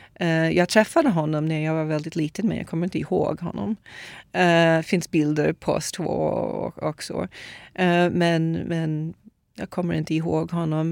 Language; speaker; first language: Swedish; non-native, fluent; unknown